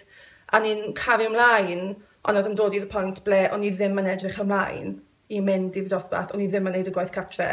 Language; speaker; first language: Welsh; non-native, local second language; English